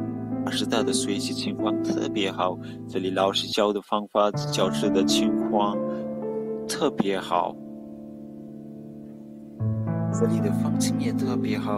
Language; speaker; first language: Chinese; non-native, fluent; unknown